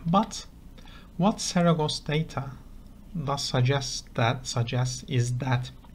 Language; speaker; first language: English; non-native, fluent; Turkish